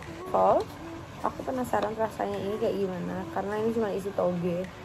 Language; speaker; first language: Indonesian; native; Indonesian